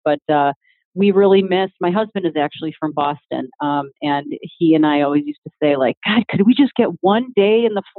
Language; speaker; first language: English; native; English